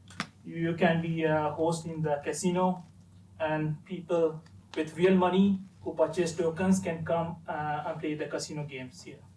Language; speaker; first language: English; non-native, fluent; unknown